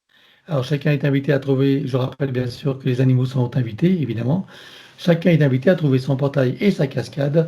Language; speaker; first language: French; native; French